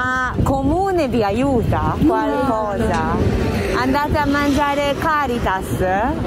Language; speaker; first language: Italian; non-native, fluent; Japanese